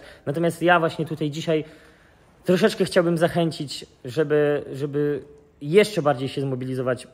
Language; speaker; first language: Polish; native; Polish